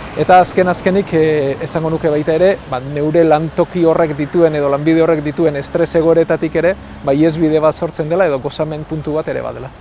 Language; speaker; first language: Basque; native; Basque